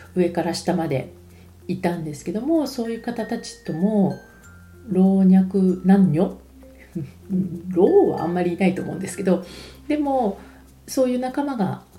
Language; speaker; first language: Japanese; native; Japanese